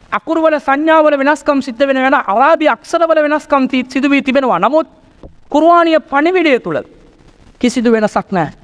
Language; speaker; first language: Sinhala; non-native, local second language; Tamil